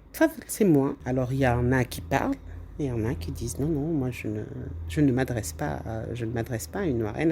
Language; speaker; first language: French; non-native, local second language; Arabic